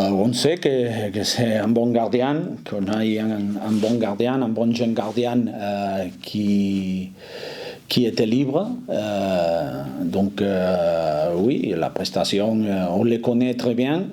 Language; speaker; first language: French; non-native, fluent; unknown